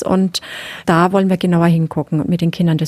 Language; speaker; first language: German; native; German